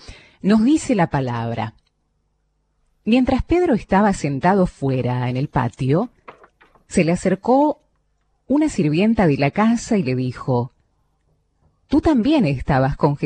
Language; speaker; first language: Spanish; native; Spanish